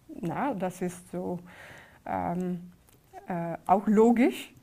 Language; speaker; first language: German; non-native, fluent; Dutch